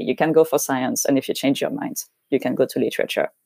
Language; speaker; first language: English; non-native, fluent; French